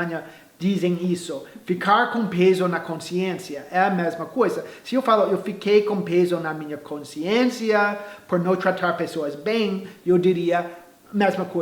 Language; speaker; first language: Portuguese; non-native, fluent; English